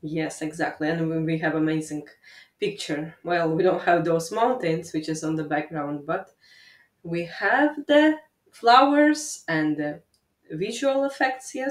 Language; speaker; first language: English; non-native, fluent; Latvian